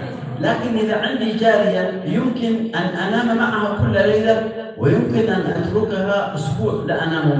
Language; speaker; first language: Arabic; non-native, fluent; Indonesian